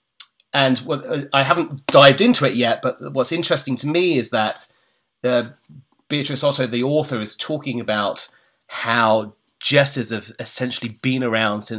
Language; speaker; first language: English; native; English